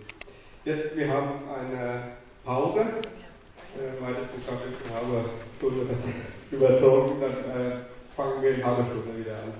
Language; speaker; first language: German; non-native, fluent; Vietnamese